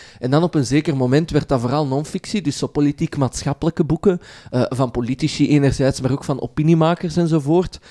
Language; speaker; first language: Dutch; early bilingual, other home language; Arabic